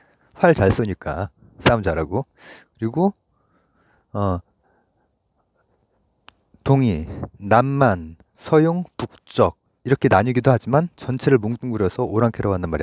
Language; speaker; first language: Korean; native; Korean